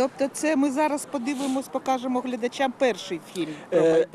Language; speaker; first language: Russian; non-native, fluent; Persian